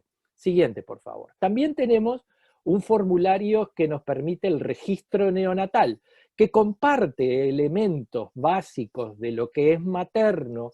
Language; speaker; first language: Spanish; native; Spanish